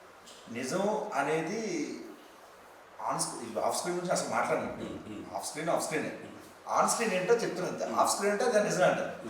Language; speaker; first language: Telugu; native; Telugu